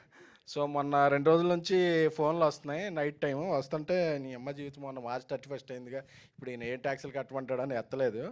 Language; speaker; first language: Telugu; native; Telugu